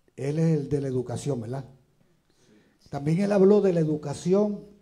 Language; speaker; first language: Spanish; native; Spanish